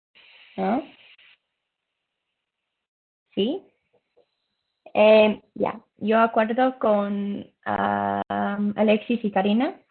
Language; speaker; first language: Spanish; non-native, learner; English